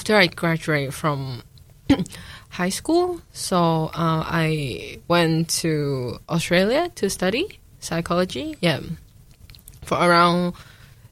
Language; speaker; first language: English; non-native, local second language; Cantonese